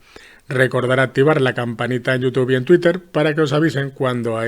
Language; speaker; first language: Spanish; native; Spanish